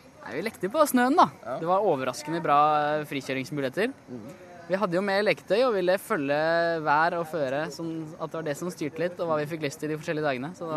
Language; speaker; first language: Norwegian; native; Norwegian